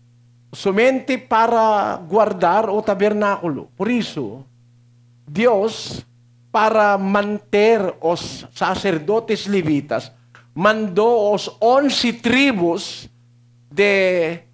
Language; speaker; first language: Portuguese; non-native, learner; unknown